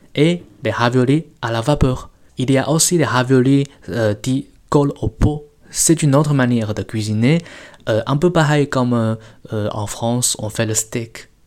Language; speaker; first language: French; non-native, fluent; Chinese